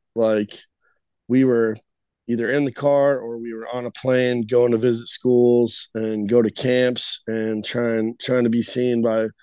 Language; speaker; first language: English; native; English